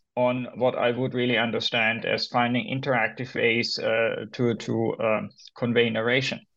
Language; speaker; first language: English; non-native, fluent; German